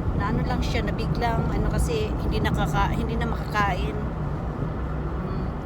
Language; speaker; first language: Filipino; non-native, local second language; Cebuano